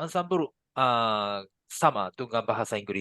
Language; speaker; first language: Indonesian; non-native, learner; Japanese